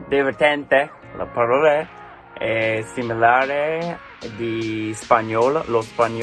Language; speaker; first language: Italian; non-native, learner; English